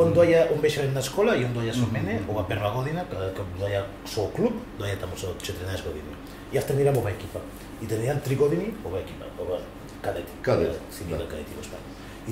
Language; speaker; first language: Macedonian; non-native, learner; Spanish